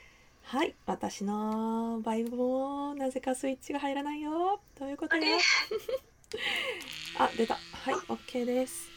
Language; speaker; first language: Japanese; native; Japanese